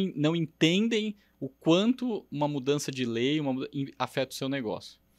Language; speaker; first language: Portuguese; native; Portuguese